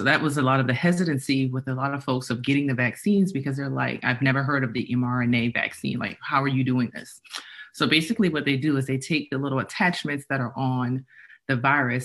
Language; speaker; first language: English; native; English